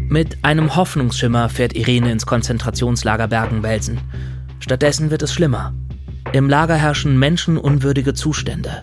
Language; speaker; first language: German; native; German